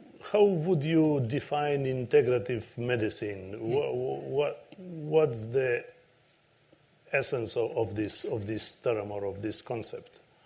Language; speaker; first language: English; non-native, fluent; Slovenian